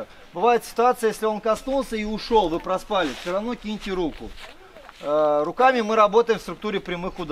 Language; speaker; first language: Russian; native; Russian